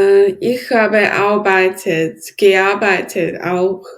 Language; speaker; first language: German; non-native, learner; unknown